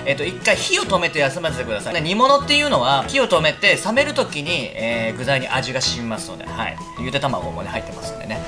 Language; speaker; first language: Japanese; native; Japanese